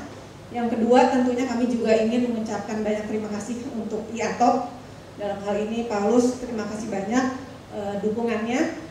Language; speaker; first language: Indonesian; native; Indonesian